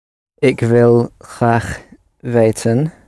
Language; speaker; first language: Dutch; non-native, learner; English